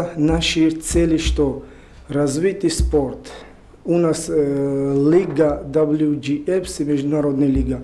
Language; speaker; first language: Russian; non-native, learner; Georgian